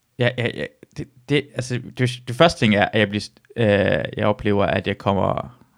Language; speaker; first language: Danish; early bilingual, other home language; Persian